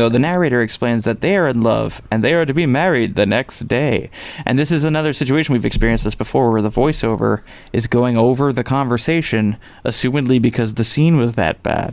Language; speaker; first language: English; native; English